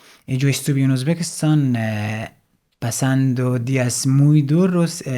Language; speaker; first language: Spanish; non-native, fluent; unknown